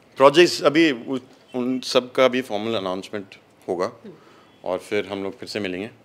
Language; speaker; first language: Hindi; native; Hindi